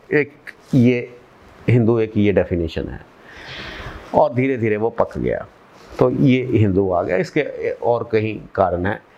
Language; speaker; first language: Hindi; non-native, local second language; Punjabi